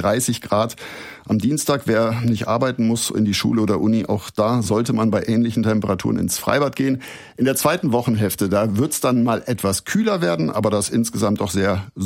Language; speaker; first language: German; native; German